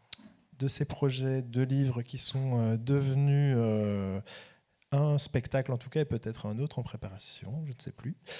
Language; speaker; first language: French; native; French